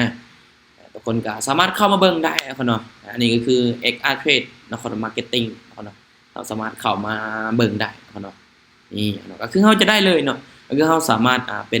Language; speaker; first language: Thai; non-native, local second language; Lao